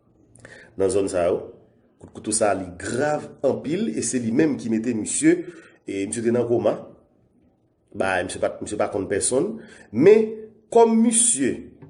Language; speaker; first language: French; non-native, learner; Haitian Creole